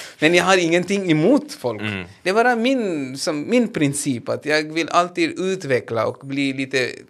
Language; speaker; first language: Swedish; non-native, fluent; Hindi